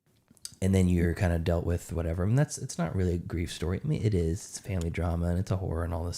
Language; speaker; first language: English; native; English